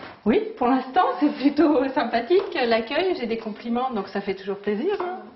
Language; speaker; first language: French; native; French